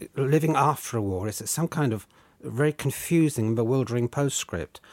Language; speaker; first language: English; native; English